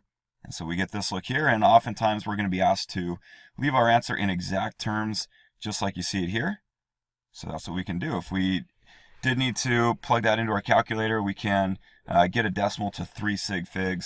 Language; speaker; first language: English; native; English